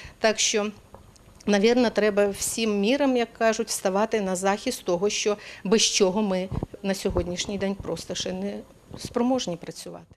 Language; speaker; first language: Ukrainian; native; Ukrainian